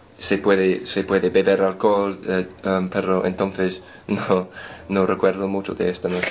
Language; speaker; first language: Spanish; non-native, learner; English